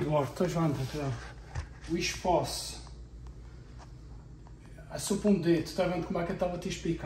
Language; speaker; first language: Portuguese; early bilingual, heritage; Portuguese